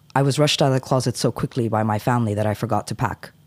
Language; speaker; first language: English; native; English